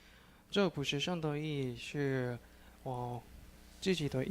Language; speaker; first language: Chinese; non-native, learner; Korean